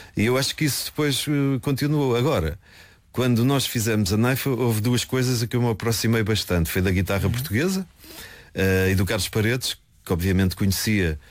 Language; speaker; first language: Portuguese; native; Portuguese